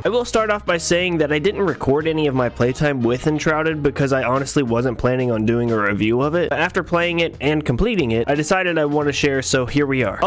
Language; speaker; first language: English; native; English